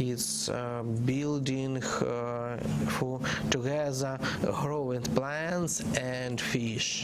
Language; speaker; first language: English; non-native, learner; Ukrainian